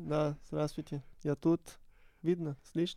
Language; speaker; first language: Russian; non-native, learner; Italian